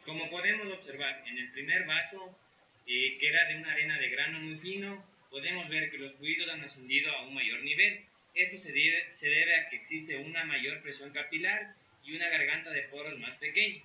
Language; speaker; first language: Spanish; native; Spanish